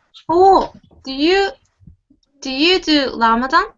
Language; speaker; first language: English; non-native, learner; Korean